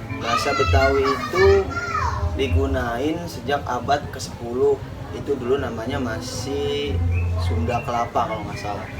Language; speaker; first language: Indonesian; native; Indonesian